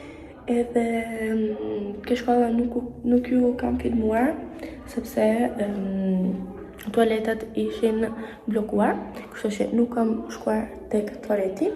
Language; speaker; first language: Albanian; early bilingual, heritage; Albanian